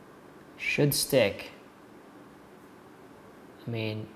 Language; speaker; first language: English; native; English